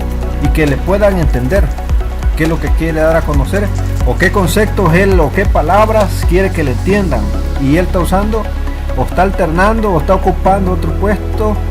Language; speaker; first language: Spanish; native; Spanish